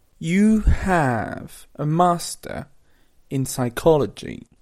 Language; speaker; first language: English; non-native, fluent; French